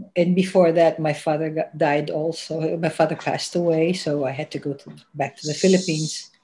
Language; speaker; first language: English; non-native, local second language; Filipino